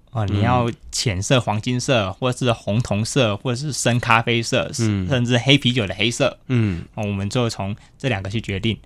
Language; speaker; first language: Chinese; native; Chinese